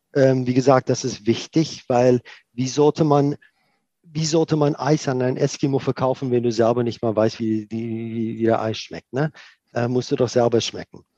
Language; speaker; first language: German; non-native, fluent; Afrikaans